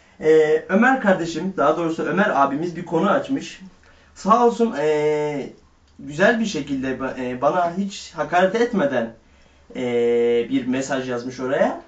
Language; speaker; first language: Turkish; early bilingual, heritage; Turkish